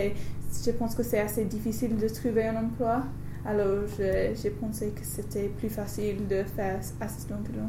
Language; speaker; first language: French; non-native, learner; English